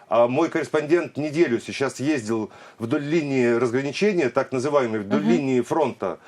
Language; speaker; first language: Russian; native; Russian